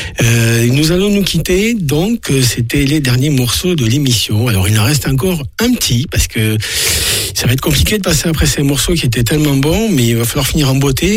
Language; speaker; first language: French; native; French